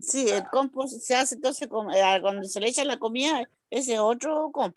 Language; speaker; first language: Spanish; native; Spanish